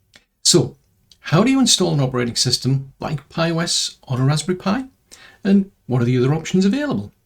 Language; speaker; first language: English; native; English